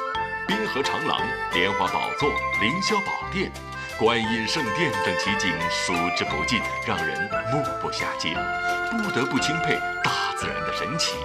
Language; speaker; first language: Chinese; native; Chinese